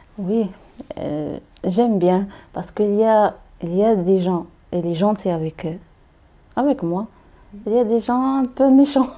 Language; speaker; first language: French; non-native, learner; Arabic